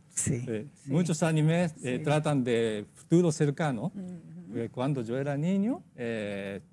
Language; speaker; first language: Spanish; non-native, fluent; Japanese